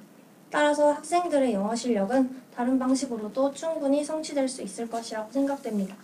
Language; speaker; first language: Korean; native; Korean